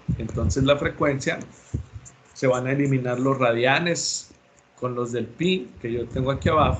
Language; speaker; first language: Spanish; native; Spanish